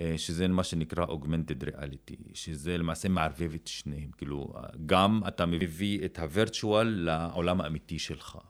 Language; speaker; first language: Hebrew; non-native, local second language; Arabic